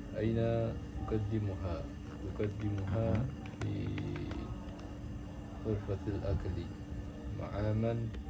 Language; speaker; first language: Arabic; non-native, learner; Indonesian